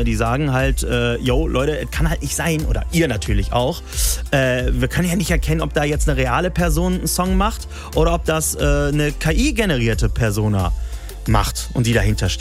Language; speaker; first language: German; native; German